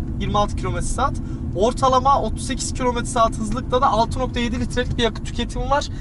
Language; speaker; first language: Turkish; native; Turkish